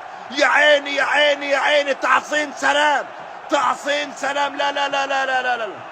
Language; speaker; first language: Arabic; native; Arabic